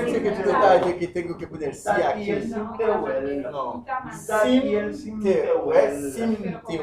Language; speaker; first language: Spanish; non-native, fluent; Haitian Creole